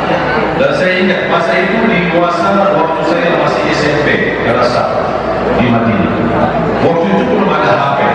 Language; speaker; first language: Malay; non-native, fluent; Arabic